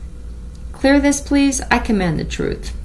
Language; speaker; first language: English; native; English